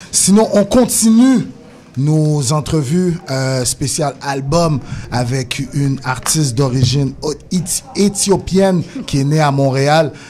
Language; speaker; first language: French; native; French